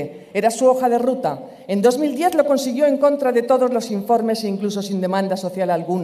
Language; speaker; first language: Spanish; native; Spanish